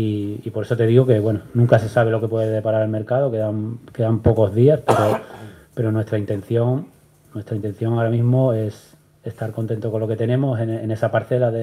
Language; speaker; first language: Spanish; native; Spanish